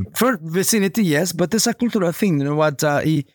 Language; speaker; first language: English; non-native, fluent; Spanish